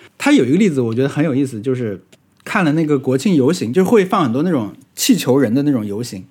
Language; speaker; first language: Chinese; native; Chinese